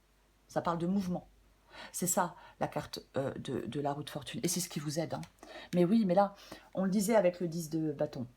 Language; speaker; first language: French; native; French